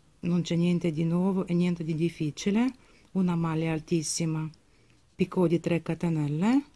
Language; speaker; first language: Italian; non-native, fluent; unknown